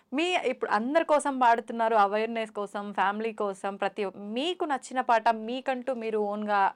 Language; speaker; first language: Telugu; native; Telugu